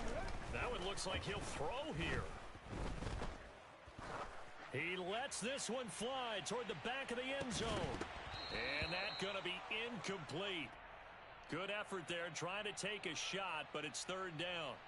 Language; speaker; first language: English; native; English